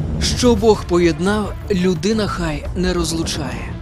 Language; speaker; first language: Ukrainian; native; Ukrainian